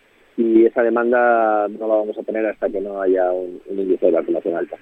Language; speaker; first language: Spanish; native; Spanish